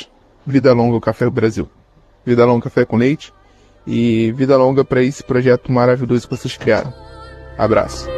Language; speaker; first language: Portuguese; native; Portuguese